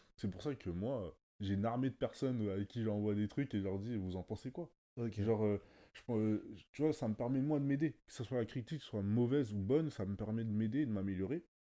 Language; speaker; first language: French; native; French